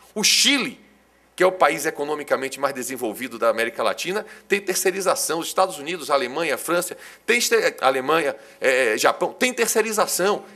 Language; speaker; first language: Portuguese; native; Portuguese